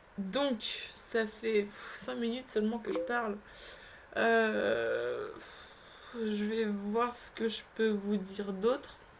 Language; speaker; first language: French; early bilingual, other home language; Polish